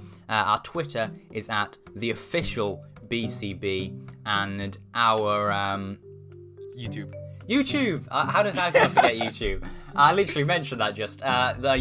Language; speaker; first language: English; native; English